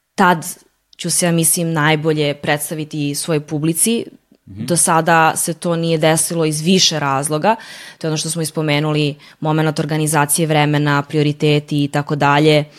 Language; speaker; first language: Serbian; early bilingual, heritage; Serbian